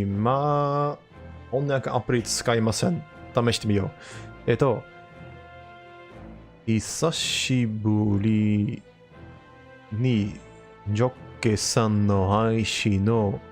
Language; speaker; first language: Japanese; non-native, learner; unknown